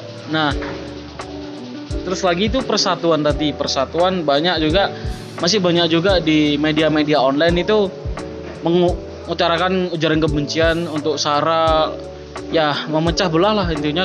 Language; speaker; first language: Indonesian; native; Indonesian